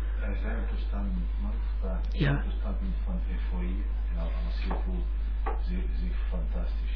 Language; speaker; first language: Dutch; non-native, learner; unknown